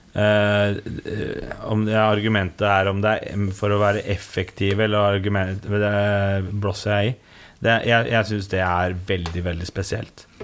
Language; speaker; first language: Norwegian; native; Norwegian